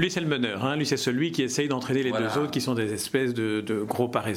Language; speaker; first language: French; native; French